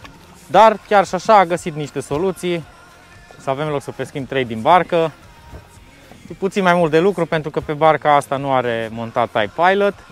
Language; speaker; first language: Romanian; native; Romanian